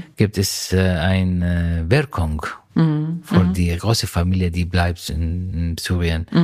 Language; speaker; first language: German; non-native, learner; Arabic